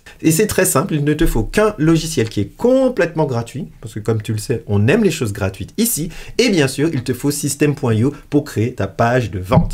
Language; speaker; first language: French; native; French